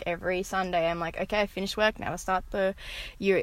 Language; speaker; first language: English; native; English